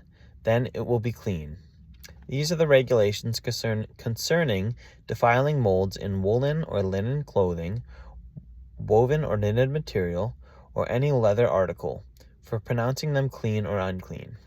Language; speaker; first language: English; native; English